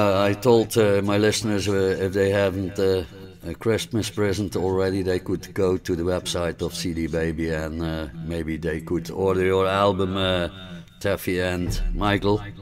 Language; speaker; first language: English; non-native, fluent; Dutch